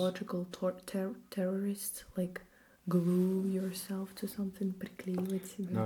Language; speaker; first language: English; non-native, fluent; Russian